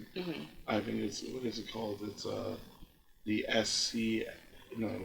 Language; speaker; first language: English; native; English